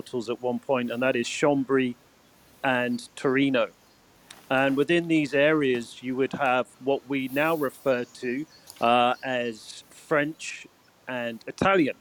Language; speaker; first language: English; native; English